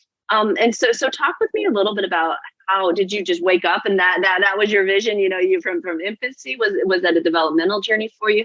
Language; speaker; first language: English; native; English